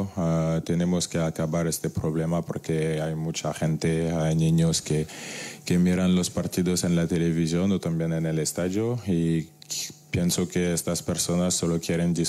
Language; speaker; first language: Spanish; non-native, fluent; French